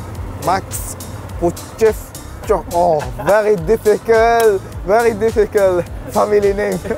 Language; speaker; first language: English; non-native, learner; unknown